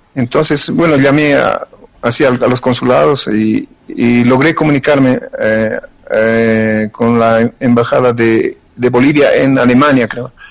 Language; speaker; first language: Spanish; native; Spanish